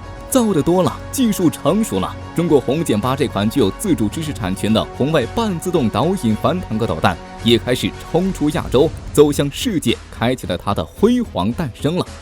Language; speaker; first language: Chinese; native; Chinese